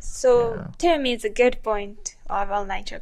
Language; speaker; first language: English; non-native, learner; Japanese